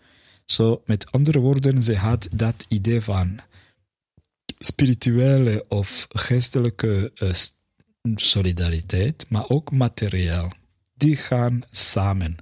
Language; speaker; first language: Dutch; non-native, fluent; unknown